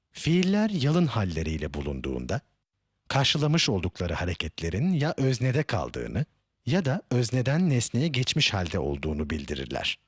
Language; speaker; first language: Turkish; native; Turkish